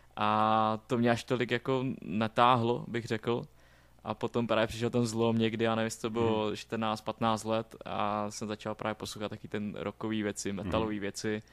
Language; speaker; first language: Czech; native; Czech